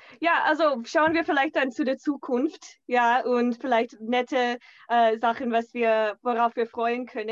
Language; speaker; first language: German; non-native, fluent; English